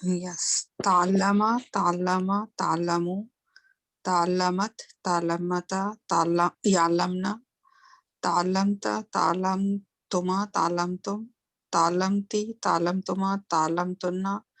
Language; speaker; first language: Arabic; non-native, learner; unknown